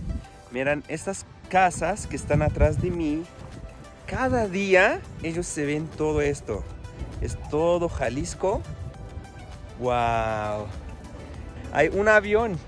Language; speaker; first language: Spanish; non-native, fluent; Arabic